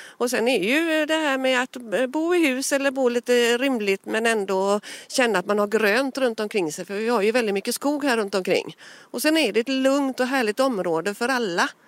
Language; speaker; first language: Swedish; native; Swedish